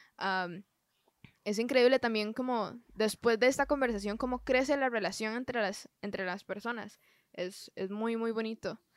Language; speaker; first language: Spanish; native; Spanish